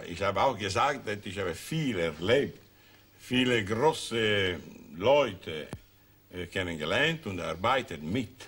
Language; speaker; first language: German; non-native, learner; Italian